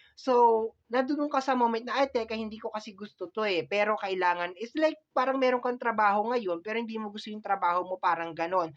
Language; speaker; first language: Filipino; native; Filipino